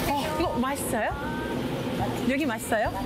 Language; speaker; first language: Korean; non-native, learner; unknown